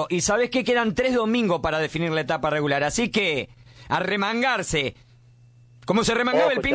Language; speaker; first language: Spanish; native; Spanish